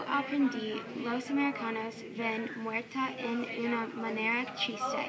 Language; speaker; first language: Spanish; non-native, learner; English